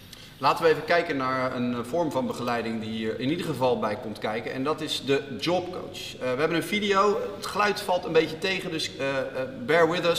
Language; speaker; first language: Dutch; native; Dutch